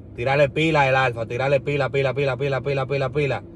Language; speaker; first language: Spanish; native; Spanish